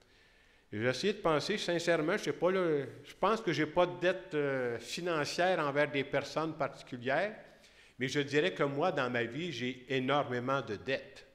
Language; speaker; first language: French; native; French